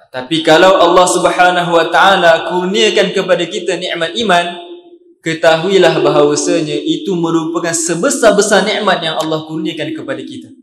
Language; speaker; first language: Malay; native; Malay